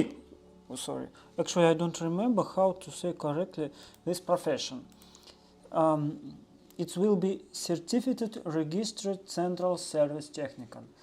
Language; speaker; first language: English; non-native, learner; Russian